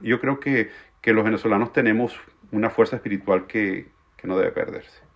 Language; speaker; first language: Spanish; native; Spanish